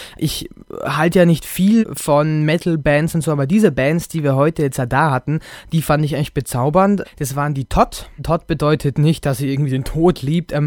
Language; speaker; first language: German; native; German